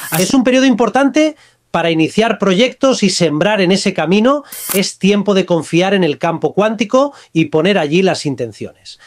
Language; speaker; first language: Spanish; native; Spanish